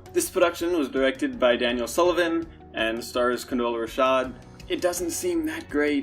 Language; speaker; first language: English; native; English